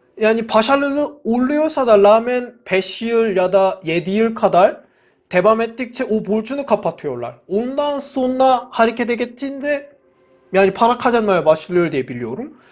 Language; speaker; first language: Turkish; non-native, fluent; Korean